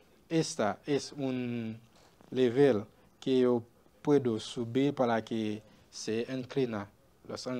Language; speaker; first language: Spanish; non-native, learner; Haitian Creole